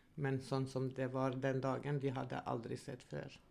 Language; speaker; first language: Norwegian; non-native, fluent; Albanian